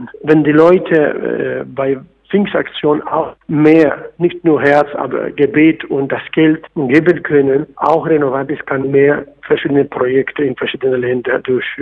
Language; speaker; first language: German; non-native, fluent; Polish